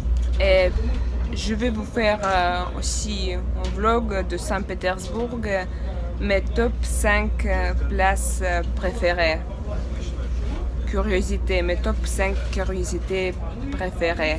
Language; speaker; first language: French; non-native, fluent; Russian